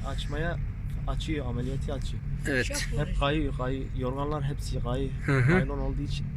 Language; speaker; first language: Turkish; non-native, local second language; Arabic